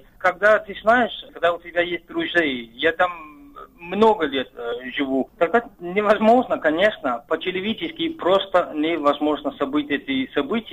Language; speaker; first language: Russian; non-native, fluent; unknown